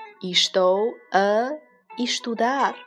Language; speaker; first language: Portuguese; non-native, fluent; Chinese